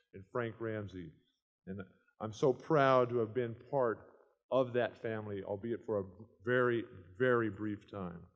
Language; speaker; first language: English; native; English